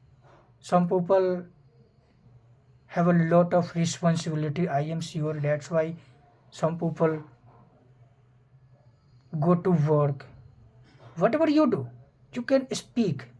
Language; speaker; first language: English; non-native, fluent; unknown